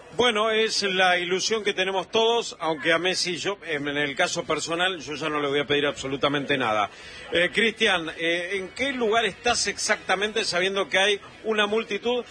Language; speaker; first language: Spanish; native; Spanish